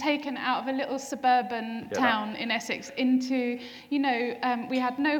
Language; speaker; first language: English; native; English